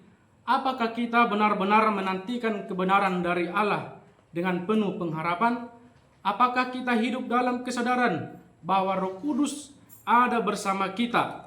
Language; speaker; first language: Indonesian; native; Indonesian